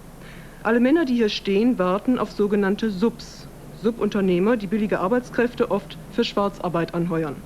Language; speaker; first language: German; native; German